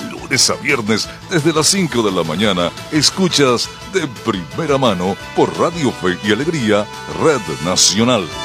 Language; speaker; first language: Spanish; native; Spanish